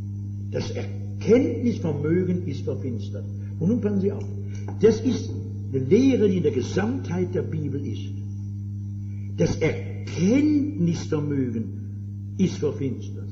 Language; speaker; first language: German; native; German